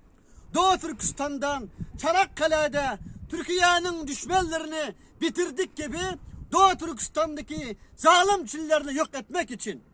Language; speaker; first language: Turkish; non-native, learner; Uyghur